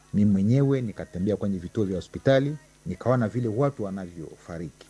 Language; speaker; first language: Swahili; non-native, local second language; Nande